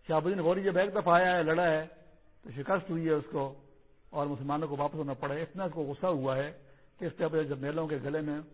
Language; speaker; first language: Urdu; non-native, local second language; Pashto